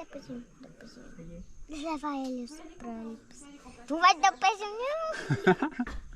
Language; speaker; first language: Portuguese; native; Portuguese